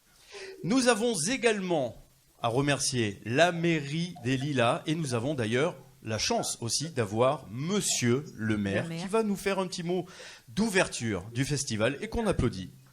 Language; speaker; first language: French; native; French